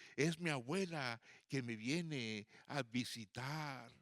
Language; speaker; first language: Spanish; native; Spanish